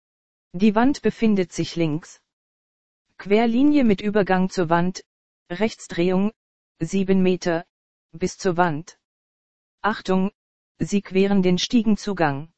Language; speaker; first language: German; native; German